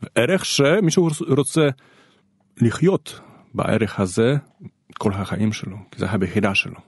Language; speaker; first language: Hebrew; non-native, fluent; Polish